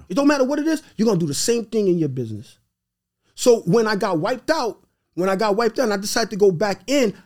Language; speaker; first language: English; early bilingual, other home language; Haitian Creole